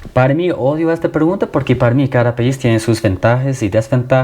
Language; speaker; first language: Spanish; non-native, fluent; English